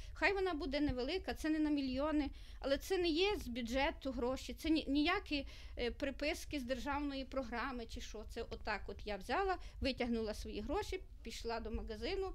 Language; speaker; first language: Ukrainian; native; Ukrainian